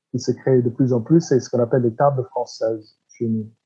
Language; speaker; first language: French; non-native, fluent; English